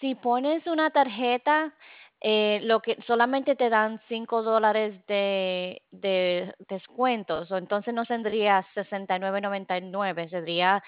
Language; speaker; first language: Spanish; non-native, fluent; English